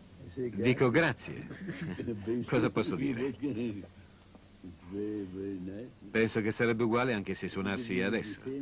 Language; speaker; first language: Italian; non-native, fluent; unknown